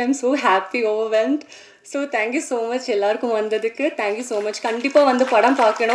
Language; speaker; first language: Tamil; non-native, fluent; Malayalam